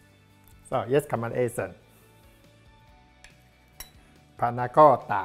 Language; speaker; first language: German; non-native, learner; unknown